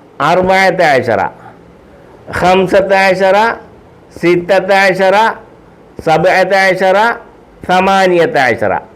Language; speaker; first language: Arabic; non-native, fluent; Malayalam